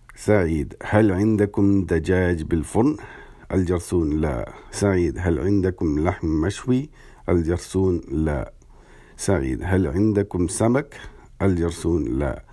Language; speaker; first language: Arabic; non-native, learner; English